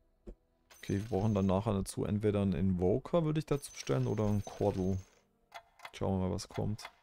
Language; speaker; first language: German; native; German